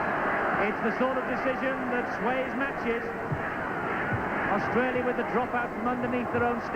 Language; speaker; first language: English; native; English